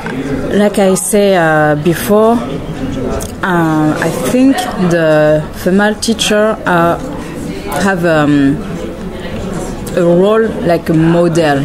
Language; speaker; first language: English; non-native, learner; French